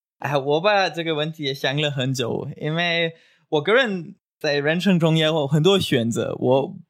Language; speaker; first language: Chinese; non-native, fluent; German